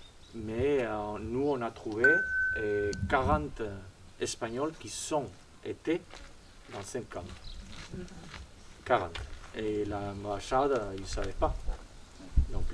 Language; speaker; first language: French; non-native, fluent; Spanish